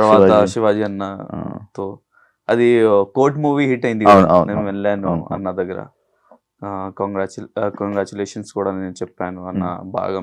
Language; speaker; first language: Telugu; non-native, learner; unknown